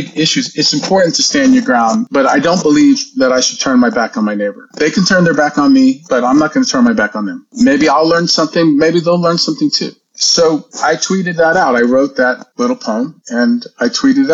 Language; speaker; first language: English; native; English